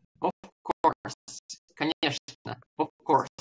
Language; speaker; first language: English; non-native, learner; Russian